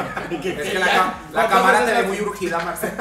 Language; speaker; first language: Spanish; native; Spanish